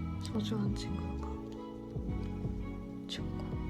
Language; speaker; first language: Korean; non-native, fluent; Japanese